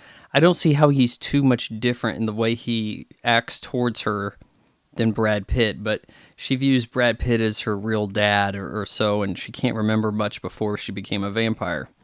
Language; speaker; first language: English; native; English